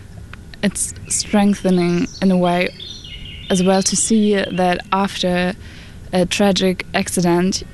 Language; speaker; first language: English; non-native, fluent; German